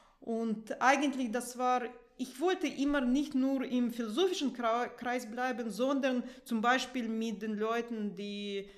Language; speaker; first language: German; non-native, fluent; Russian